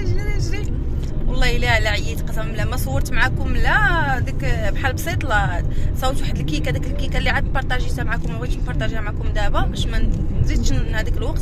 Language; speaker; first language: Arabic; native; Arabic